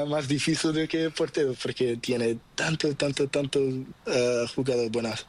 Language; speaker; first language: Spanish; non-native, learner; Portuguese